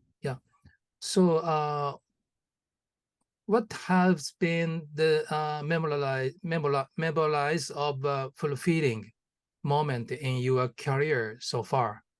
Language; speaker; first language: English; non-native, learner; Japanese